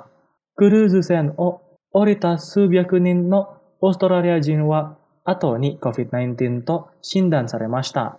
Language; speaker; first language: Japanese; non-native, fluent; Indonesian